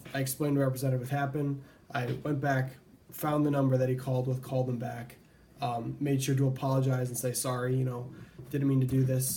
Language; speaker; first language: English; native; English